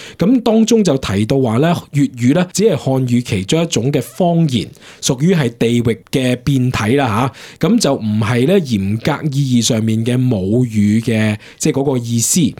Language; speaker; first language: Cantonese; native; Cantonese